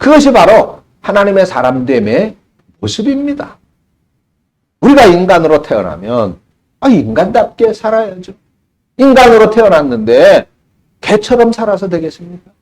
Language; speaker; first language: Korean; native; Korean